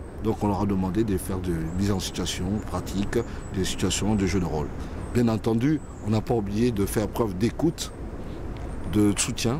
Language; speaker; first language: French; native; French